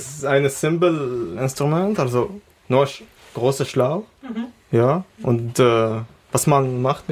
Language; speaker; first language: German; non-native, learner; Arabic